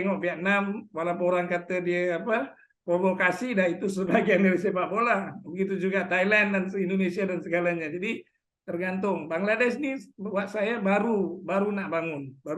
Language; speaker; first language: Malay; native; Malay